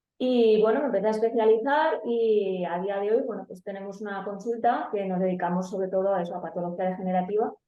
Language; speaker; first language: Spanish; native; Spanish